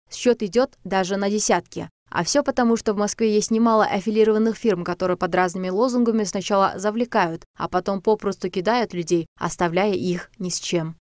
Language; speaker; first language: Russian; non-native, local second language; Kyrgyz